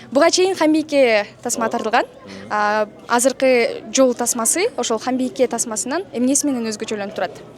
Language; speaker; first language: Kyrgyz; native; Kyrgyz